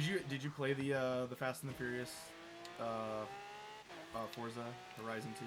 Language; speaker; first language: English; native; English